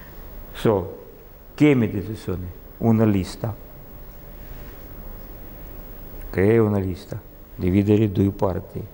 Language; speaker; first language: Italian; non-native, learner; Russian